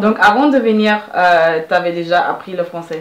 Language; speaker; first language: French; non-native, fluent; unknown